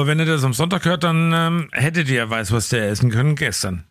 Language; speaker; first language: German; native; German